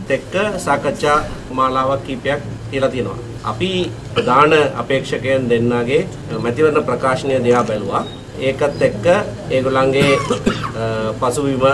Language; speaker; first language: Sinhala; non-native, local second language; Tamil